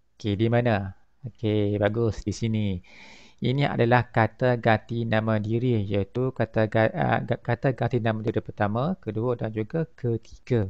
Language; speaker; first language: Malay; native; Malay